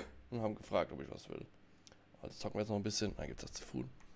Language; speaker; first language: German; native; German